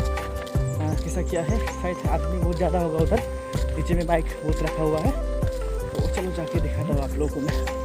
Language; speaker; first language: Hindi; non-native, local second language; Nepali